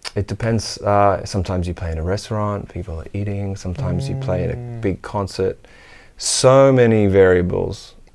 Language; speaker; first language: English; native; English